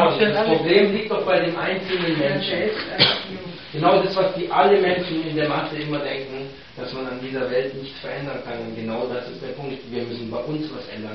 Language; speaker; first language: German; native; German